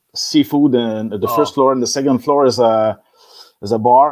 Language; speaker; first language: English; non-native, learner; French